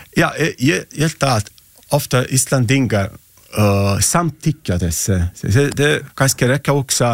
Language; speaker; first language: Icelandic; non-native, learner; Italian